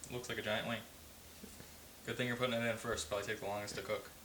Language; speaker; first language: English; native; English